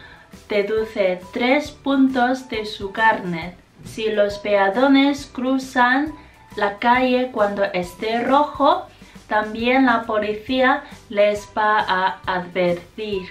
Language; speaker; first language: Spanish; non-native, fluent; Chinese